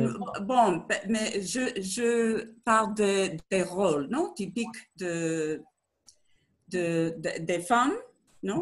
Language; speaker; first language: French; non-native, learner; Spanish